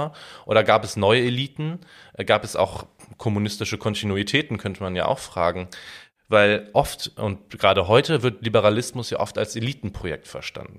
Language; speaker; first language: German; native; German